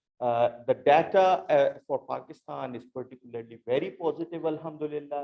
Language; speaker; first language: English; non-native, local second language; Urdu